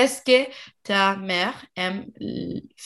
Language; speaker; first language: French; non-native, learner; English